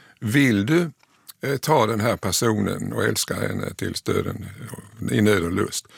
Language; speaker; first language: Swedish; native; Swedish